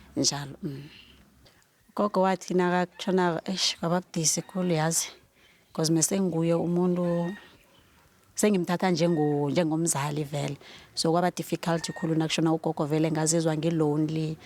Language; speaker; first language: Zulu; non-native, local second language; South Ndebele